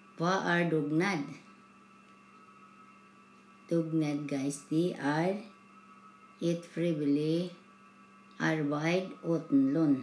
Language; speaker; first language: Norwegian; non-native, learner; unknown